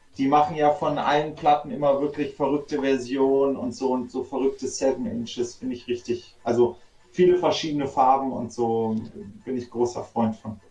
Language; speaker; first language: German; native; German